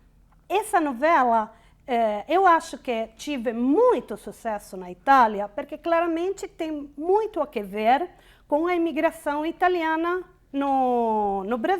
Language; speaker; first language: Portuguese; non-native, fluent; Italian